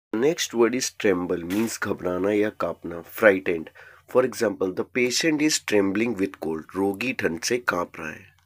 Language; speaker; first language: Hindi; native; Hindi